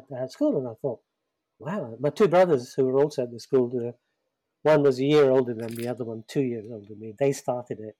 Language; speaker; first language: English; native; English